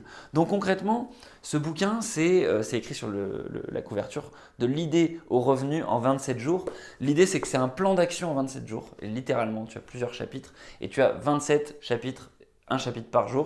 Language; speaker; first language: French; native; French